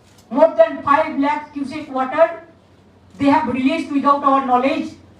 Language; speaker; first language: English; non-native, local second language; Bangla